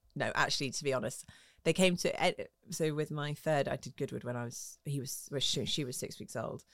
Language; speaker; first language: English; native; English